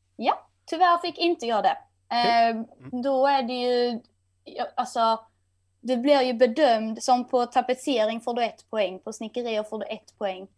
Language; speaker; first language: Swedish; native; Swedish